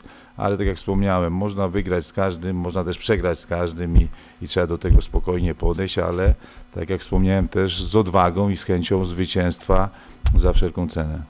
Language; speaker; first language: Polish; native; Polish